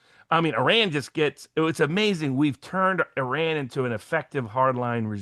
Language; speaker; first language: English; native; English